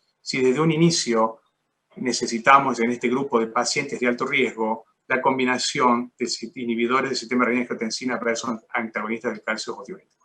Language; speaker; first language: Spanish; native; Spanish